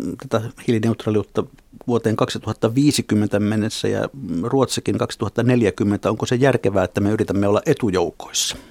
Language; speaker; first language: Finnish; native; Finnish